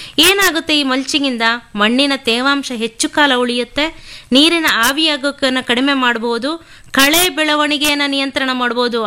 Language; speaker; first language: Kannada; native; Kannada